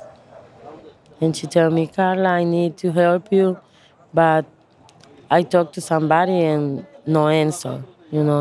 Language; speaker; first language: English; non-native, learner; Spanish